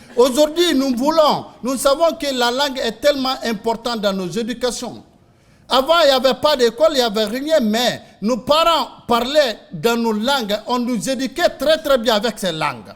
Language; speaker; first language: French; non-native, local second language; Mandingo